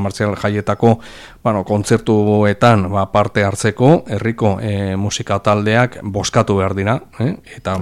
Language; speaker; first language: Basque; native; Basque